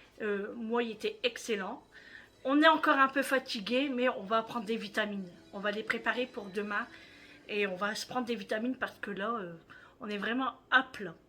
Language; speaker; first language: French; native; French